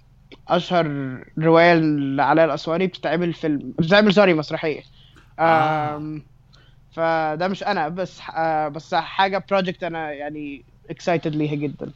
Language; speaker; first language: Arabic; native; Arabic